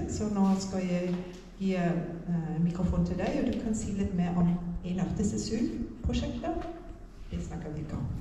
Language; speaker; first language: Norwegian; non-native, fluent; German